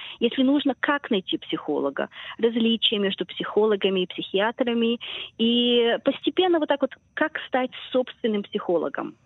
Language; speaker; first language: Russian; early bilingual, heritage; Russian